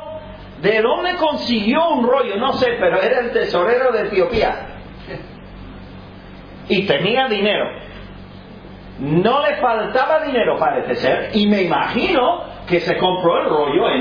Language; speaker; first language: Spanish; non-native, fluent; English